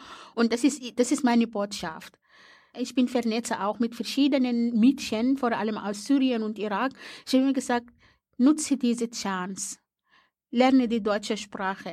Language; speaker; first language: German; non-native, fluent; Arabic